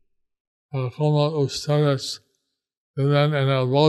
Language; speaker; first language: Spanish; non-native, learner; English